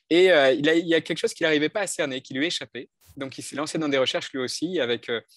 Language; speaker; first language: French; native; French